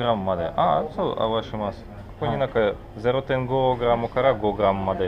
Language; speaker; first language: Japanese; non-native, learner; Russian